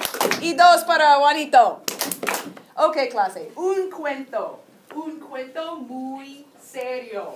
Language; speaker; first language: Spanish; non-native, fluent; English